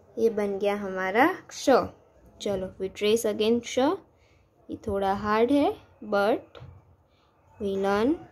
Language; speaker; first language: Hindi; non-native, local second language; Gujarati